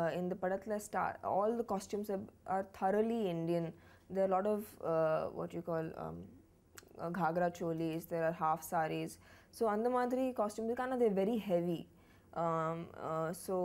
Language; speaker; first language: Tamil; non-native, learner; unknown